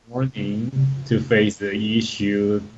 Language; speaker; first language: English; non-native, learner; Chinese